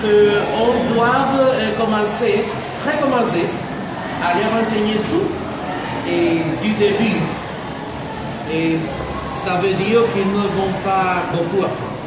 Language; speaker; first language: French; non-native, fluent; Spanish